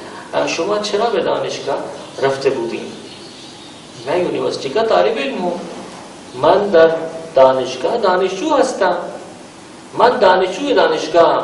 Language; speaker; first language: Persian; non-native, fluent; Urdu